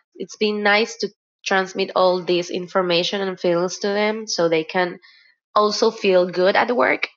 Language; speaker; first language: English; non-native, fluent; Spanish